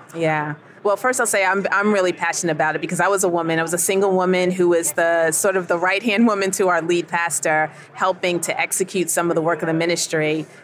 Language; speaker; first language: English; native; English